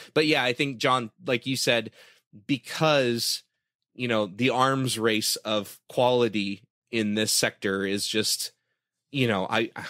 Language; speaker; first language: English; native; English